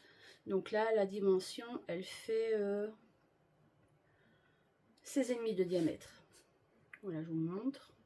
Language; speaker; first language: French; native; French